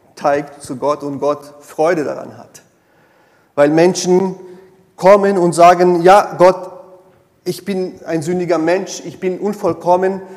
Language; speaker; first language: German; non-native, fluent; Portuguese